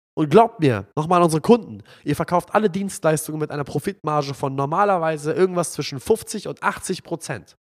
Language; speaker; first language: German; non-native, fluent; Arabic